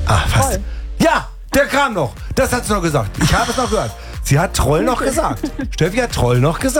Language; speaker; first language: German; native; German